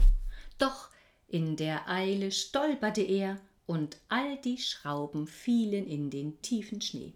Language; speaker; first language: German; native; German